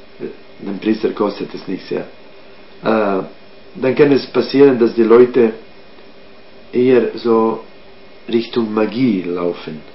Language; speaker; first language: German; non-native, fluent; Croatian